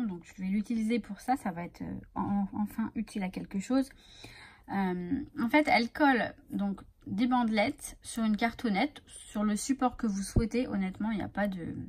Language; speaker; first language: French; native; French